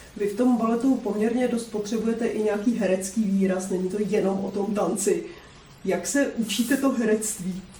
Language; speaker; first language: Czech; native; Czech